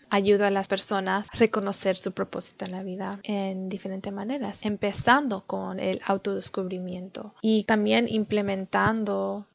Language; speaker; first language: Spanish; early bilingual, heritage; Spanish